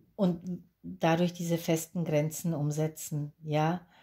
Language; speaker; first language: German; non-native, fluent; Spanish